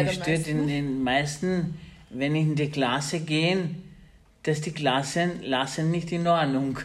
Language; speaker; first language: German; non-native, learner; Albanian